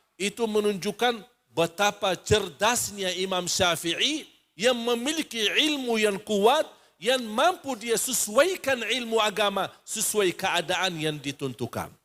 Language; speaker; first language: Indonesian; non-native, fluent; Arabic